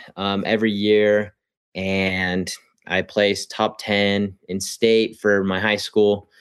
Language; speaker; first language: English; native; English